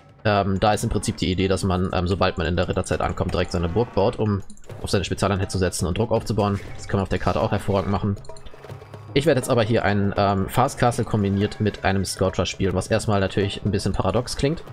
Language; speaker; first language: German; native; German